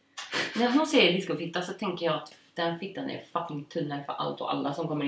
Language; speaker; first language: Swedish; native; Swedish